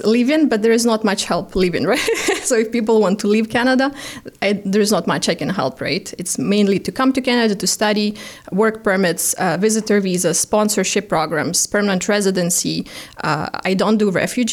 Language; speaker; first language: English; non-native, fluent; Ukrainian